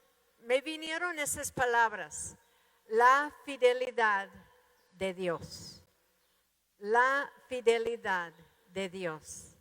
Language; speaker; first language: Spanish; non-native, fluent; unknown